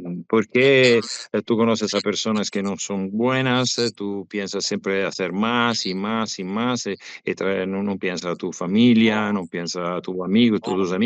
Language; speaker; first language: Spanish; non-native, learner; Italian